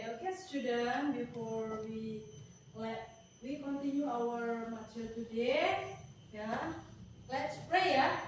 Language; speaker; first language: English; non-native, learner; Indonesian